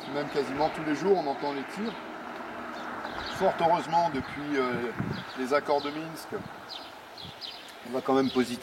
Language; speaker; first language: French; native; French